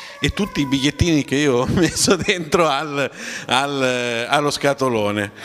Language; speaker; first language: Italian; native; Italian